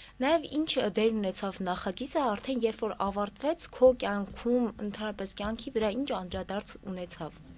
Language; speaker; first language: Armenian; native; Armenian